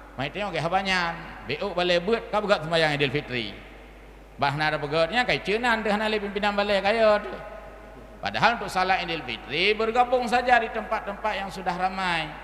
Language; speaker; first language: Malay; non-native, local second language; Achinese